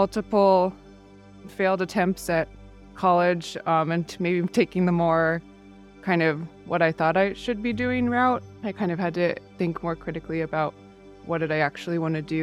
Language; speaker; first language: English; native; English